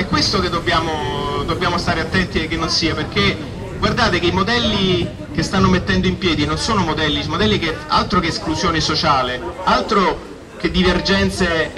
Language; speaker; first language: Italian; native; Italian